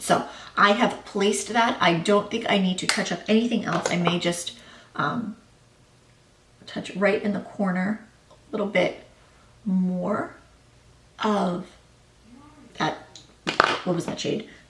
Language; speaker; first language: English; native; English